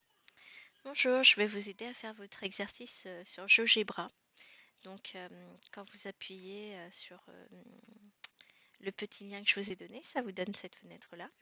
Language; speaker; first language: French; native; French